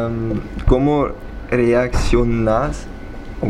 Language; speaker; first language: Spanish; non-native, learner; German